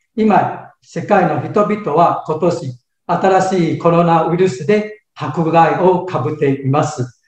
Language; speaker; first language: Japanese; non-native, fluent; Chinese